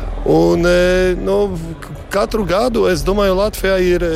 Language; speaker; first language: Latvian; non-native, learner; Polish